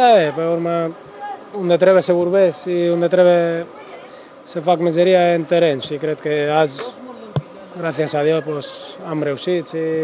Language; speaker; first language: Romanian; non-native, fluent; Spanish